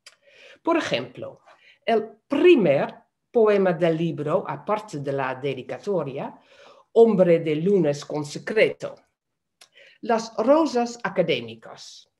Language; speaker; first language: Spanish; non-native, fluent; Dutch